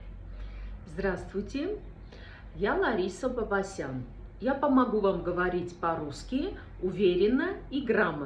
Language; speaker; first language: Russian; non-native, fluent; Armenian